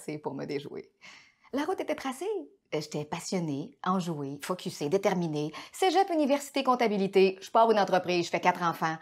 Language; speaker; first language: French; native; French